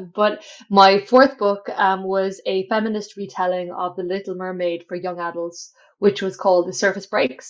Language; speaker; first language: English; native; English